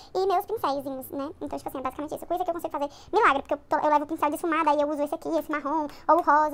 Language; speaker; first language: Portuguese; native; Portuguese